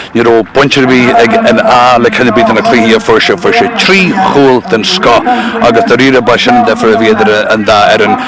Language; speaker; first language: Irish; native; Irish